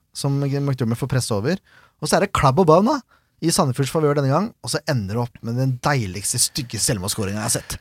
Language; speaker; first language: Norwegian; native; Norwegian